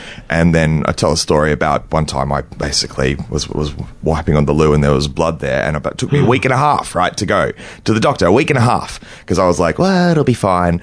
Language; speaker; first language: English; native; English